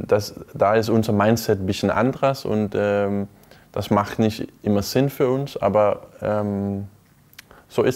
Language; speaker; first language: German; non-native, fluent; Danish